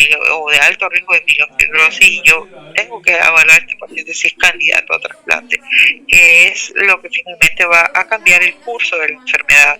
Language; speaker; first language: Spanish; native; Spanish